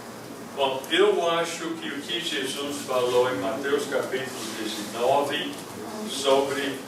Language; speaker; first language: Portuguese; non-native, fluent; English